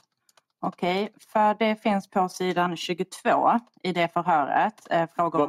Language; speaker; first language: Swedish; native; Swedish